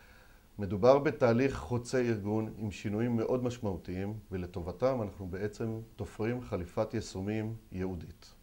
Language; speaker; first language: Hebrew; native; Hebrew